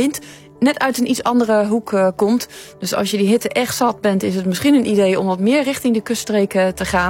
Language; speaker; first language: Dutch; native; Dutch